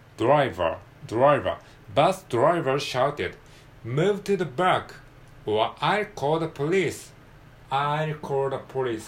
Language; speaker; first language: English; non-native, learner; Japanese